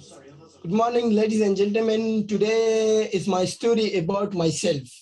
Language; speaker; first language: English; non-native, learner; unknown